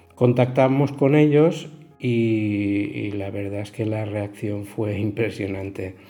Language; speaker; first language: Spanish; native; Spanish